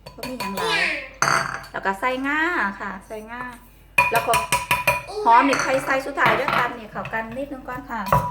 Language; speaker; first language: Thai; native; Thai